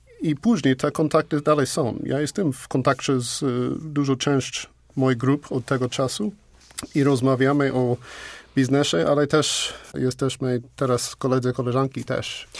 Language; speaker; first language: Polish; non-native, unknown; English